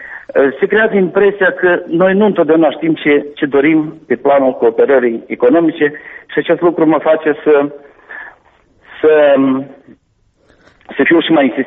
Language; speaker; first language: Romanian; native; Romanian